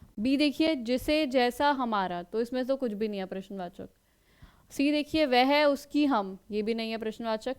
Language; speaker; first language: Hindi; native; Hindi